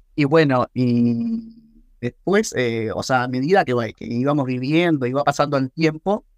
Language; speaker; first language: Spanish; native; Spanish